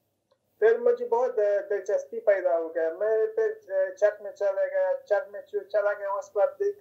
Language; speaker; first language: Hindi; non-native, fluent; Persian